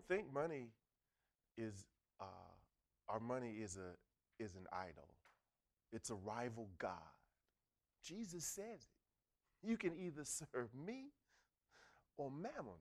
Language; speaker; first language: English; native; English